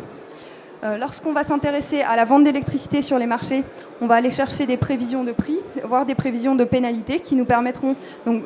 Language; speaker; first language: French; native; French